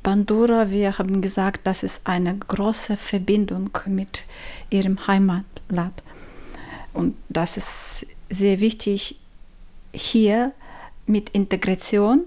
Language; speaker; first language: German; non-native, learner; Ukrainian